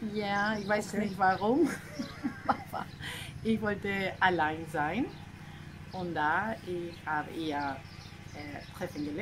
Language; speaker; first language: German; non-native, learner; Spanish